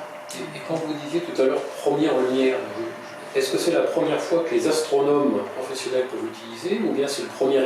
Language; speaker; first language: French; native; French